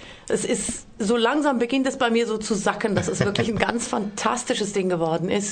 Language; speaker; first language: German; native; German